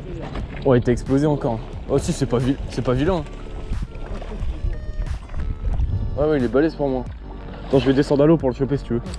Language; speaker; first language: French; native; French